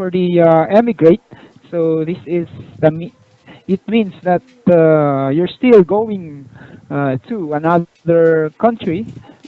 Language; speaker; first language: English; non-native, local second language; Filipino